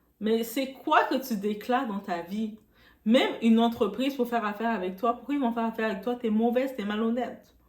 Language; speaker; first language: French; non-native, local second language; Arabic